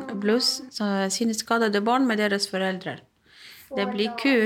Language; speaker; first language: Swedish; non-native, learner; Arabic